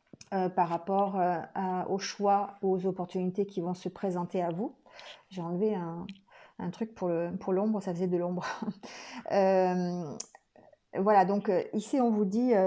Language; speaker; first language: French; native; French